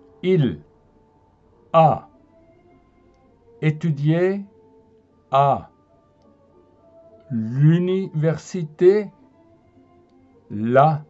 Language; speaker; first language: French; non-native, fluent; German